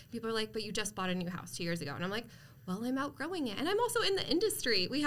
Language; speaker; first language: English; native; English